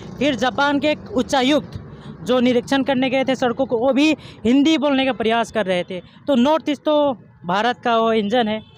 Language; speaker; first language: Hindi; non-native, local second language; Assamese